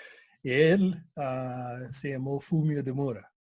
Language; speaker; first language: Spanish; non-native, fluent; English